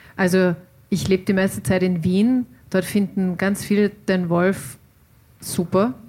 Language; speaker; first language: German; native; German